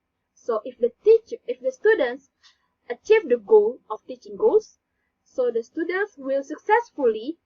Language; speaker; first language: English; non-native, learner; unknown